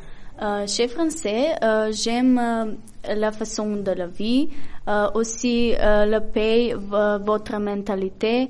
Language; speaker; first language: French; non-native, learner; Macedonian